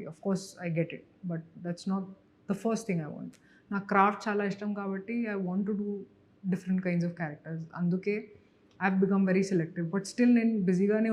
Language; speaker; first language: Telugu; non-native, local second language; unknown